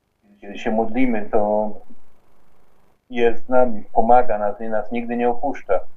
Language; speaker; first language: Polish; non-native, fluent; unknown